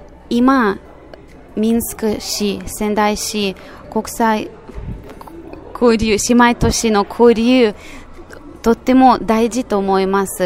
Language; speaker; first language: Japanese; non-native, fluent; Russian